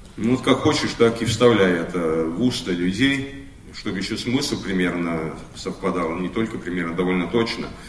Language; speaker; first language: Russian; non-native, local second language; Estonian